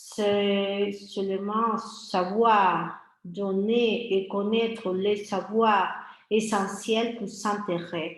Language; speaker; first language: French; non-native, fluent; Spanish